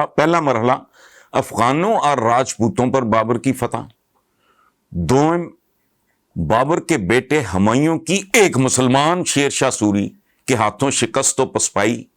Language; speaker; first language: Urdu; non-native, local second language; Punjabi